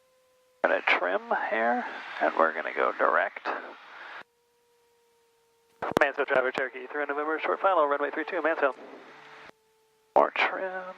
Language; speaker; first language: English; native; English